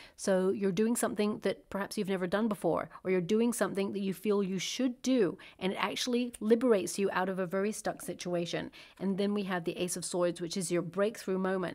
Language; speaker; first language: English; native; English